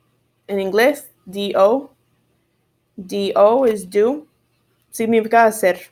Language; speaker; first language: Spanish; non-native, learner; English